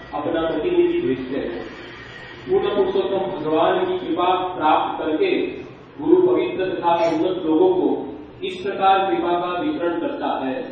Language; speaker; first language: Hindi; native; Hindi